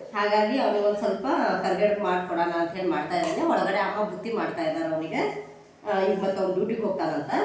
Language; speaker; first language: Kannada; non-native, local second language; Lambadi